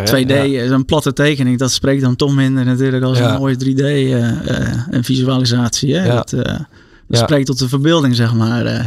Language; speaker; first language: Dutch; native; Dutch